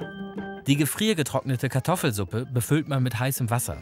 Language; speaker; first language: German; native; German